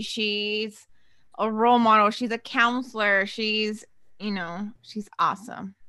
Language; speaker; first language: English; early bilingual, other home language; Spanish